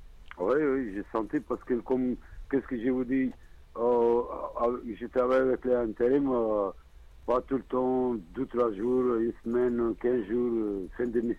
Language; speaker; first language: French; non-native, learner; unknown